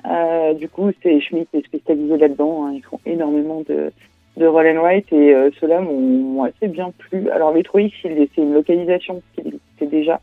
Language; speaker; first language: French; native; French